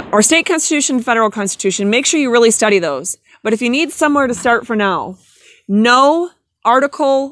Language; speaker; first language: English; native; English